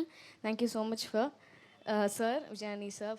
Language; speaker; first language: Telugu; non-native, learner; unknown